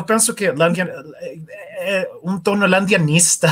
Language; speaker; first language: Portuguese; non-native, learner; Spanish